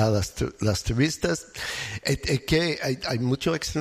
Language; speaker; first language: Spanish; non-native, learner; English